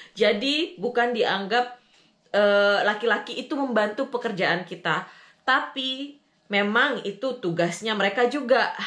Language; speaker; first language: Indonesian; native; Indonesian